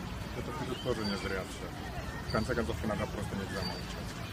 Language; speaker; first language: Russian; native; Russian